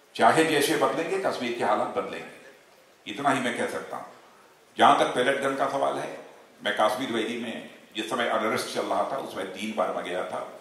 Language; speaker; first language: Hindi; native; Hindi